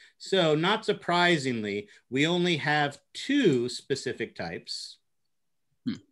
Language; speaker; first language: English; native; English